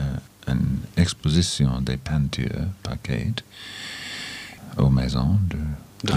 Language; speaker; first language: French; non-native, learner; English